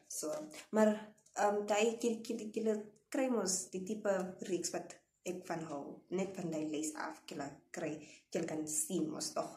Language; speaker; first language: Afrikaans; non-native, local second language; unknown